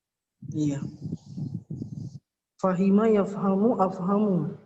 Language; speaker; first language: Arabic; non-native, fluent; Indonesian